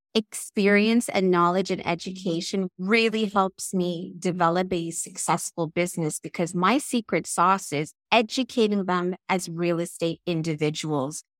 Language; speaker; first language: English; native; English